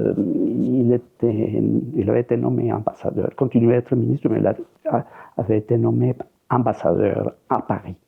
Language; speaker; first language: French; non-native, fluent; Spanish